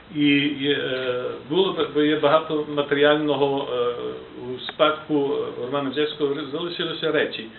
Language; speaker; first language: Ukrainian; early bilingual, heritage; Ukrainian